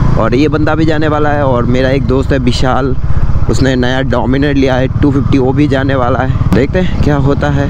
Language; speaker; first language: Hindi; non-native, local second language; Bangla